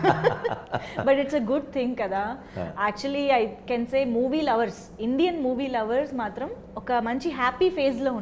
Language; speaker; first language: Telugu; native; Telugu